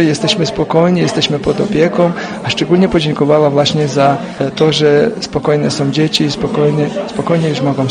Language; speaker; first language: Polish; non-native, fluent; Ukrainian